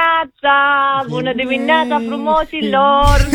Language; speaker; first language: Romanian; native; Romanian